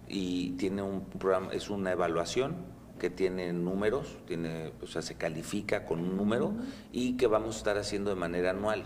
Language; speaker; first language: Spanish; native; Spanish